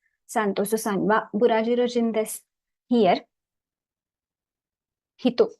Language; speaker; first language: Japanese; non-native, learner; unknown